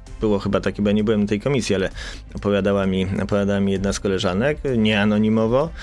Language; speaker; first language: Polish; native; Polish